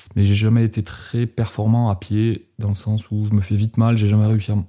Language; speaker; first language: French; native; French